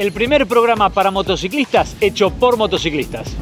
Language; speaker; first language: Spanish; native; Spanish